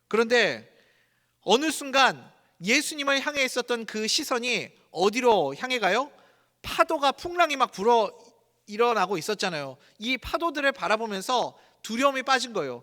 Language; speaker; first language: Korean; native; Korean